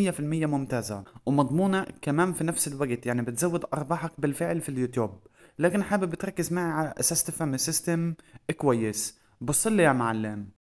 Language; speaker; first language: Arabic; native; Arabic